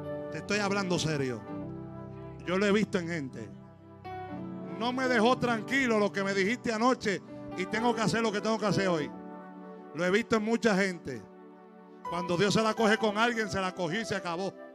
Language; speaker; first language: Spanish; native; Spanish